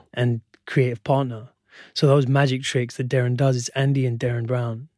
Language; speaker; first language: English; non-native, local second language; Urdu